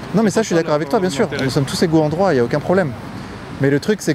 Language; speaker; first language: French; native; French